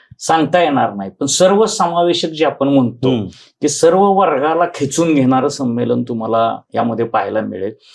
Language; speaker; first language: Marathi; native; Marathi